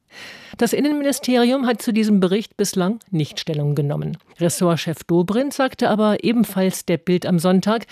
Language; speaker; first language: German; native; German